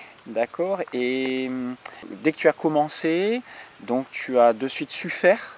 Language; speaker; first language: French; native; French